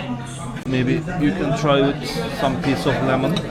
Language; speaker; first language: English; non-native, learner; Turkish